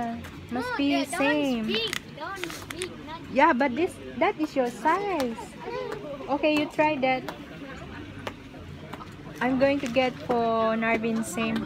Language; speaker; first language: English; non-native, local second language; Filipino